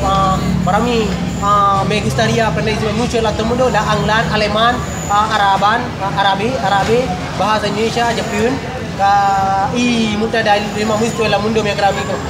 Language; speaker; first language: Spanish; non-native, learner; Indonesian